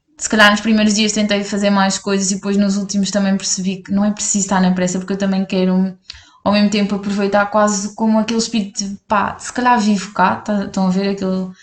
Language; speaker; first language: Portuguese; native; Portuguese